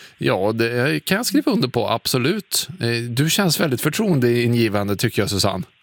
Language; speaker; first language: Swedish; native; Swedish